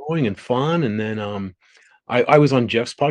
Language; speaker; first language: English; native; English